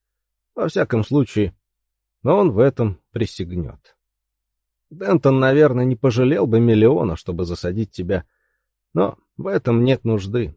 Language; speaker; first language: Russian; native; Russian